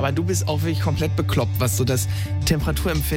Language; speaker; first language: German; native; German